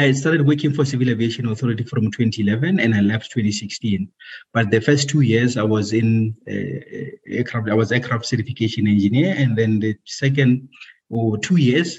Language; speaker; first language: English; non-native, local second language; Southern Sotho